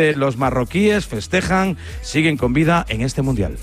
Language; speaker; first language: Spanish; native; Spanish